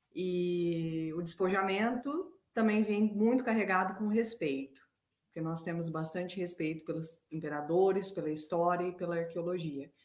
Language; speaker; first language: Portuguese; native; Portuguese